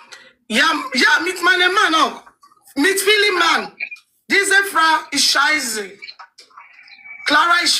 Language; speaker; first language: German; non-native, learner; Nigerian Pidgin